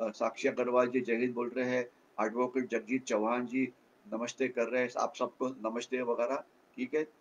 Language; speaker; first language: Hindi; non-native, local second language; Marathi